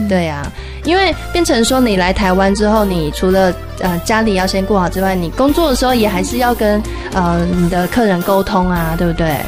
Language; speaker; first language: Chinese; native; Chinese